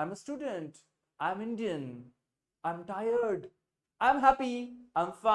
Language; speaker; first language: English; native; English